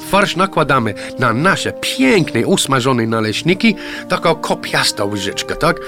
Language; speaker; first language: Polish; non-native, fluent; English